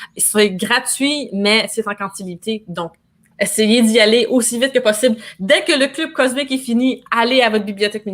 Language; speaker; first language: French; native; French